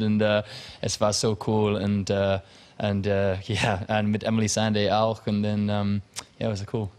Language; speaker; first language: German; non-native, learner; English